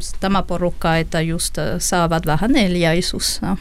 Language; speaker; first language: Finnish; non-native, learner; French